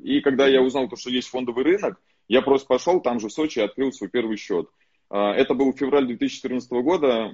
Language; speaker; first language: Russian; native; Russian